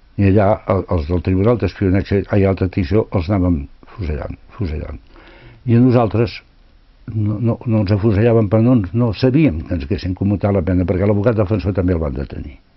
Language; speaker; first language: Catalan; non-native, local second language; Spanish